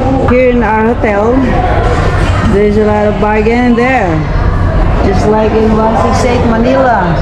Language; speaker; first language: English; non-native, local second language; Filipino